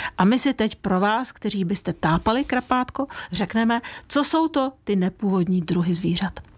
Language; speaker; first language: Czech; native; Czech